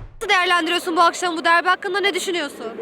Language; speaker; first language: Turkish; native; Turkish